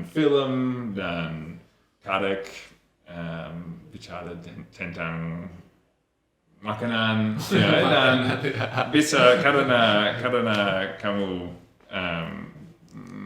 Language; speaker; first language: Indonesian; non-native, learner; English